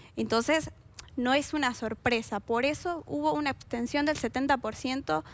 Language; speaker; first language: Spanish; native; Spanish